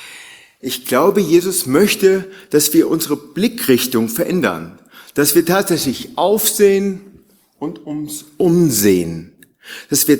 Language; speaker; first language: German; native; German